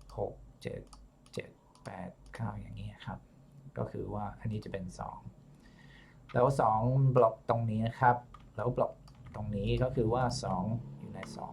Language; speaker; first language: Thai; non-native, fluent; English